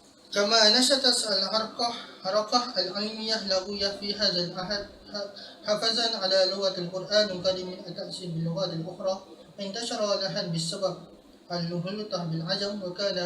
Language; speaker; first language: Arabic; non-native, learner; Malay